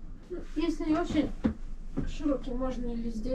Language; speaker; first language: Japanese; non-native, learner; Russian